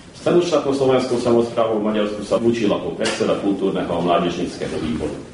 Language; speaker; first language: Slovak; early bilingual, heritage; Slovak